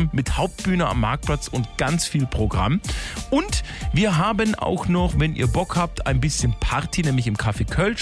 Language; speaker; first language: German; native; German